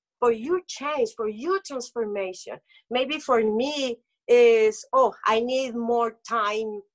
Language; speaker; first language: English; non-native, local second language; Spanish